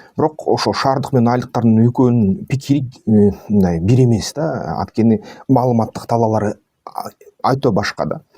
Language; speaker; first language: Kyrgyz; non-native, local second language; Russian